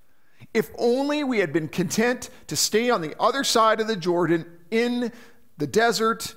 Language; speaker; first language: English; native; English